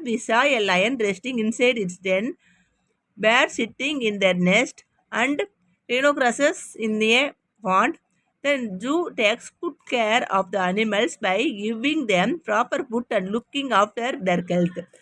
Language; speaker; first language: English; non-native, local second language; Tamil